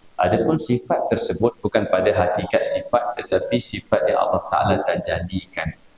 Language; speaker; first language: Malay; native; Malay